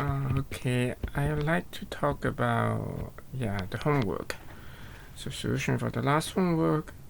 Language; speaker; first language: English; non-native, fluent; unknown